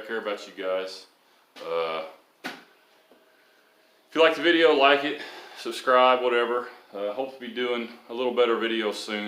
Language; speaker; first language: English; native; English